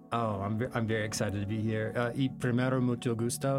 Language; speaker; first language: English; native; English